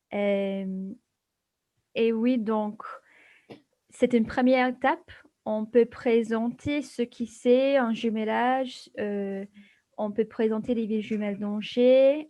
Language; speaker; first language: French; non-native, fluent; English